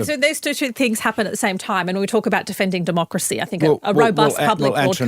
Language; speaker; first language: English; native; English